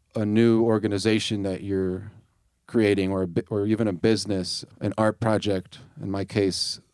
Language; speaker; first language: English; native; English